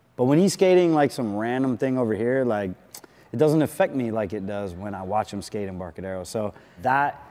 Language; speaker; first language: English; native; English